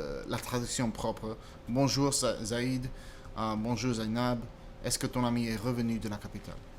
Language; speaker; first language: French; non-native, fluent; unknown